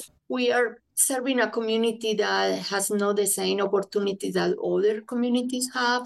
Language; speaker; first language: English; non-native, fluent; Spanish